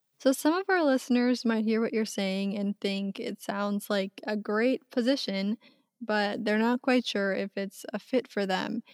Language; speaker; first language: English; native; English